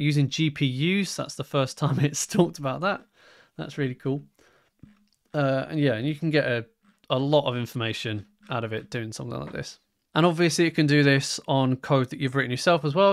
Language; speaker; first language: English; native; English